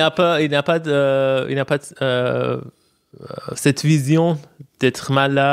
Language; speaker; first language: French; non-native, fluent; Persian